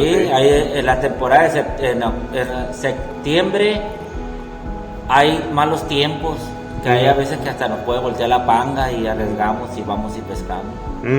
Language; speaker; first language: Spanish; native; Spanish